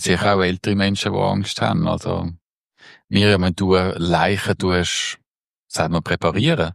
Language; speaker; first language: German; native; German